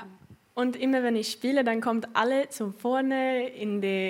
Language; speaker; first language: German; non-native, fluent; Swedish